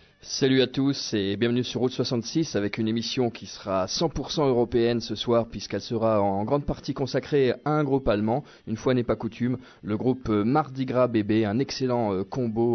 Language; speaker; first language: French; native; French